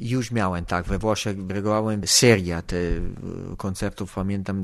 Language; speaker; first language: Polish; non-native, learner; Italian